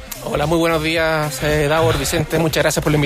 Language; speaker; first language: Spanish; native; Spanish